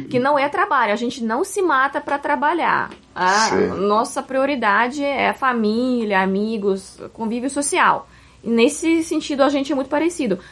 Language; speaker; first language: Portuguese; non-native, fluent; Russian